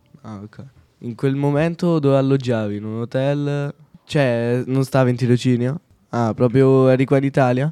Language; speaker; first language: Italian; native; Italian